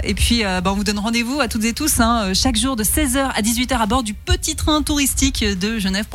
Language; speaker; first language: French; native; French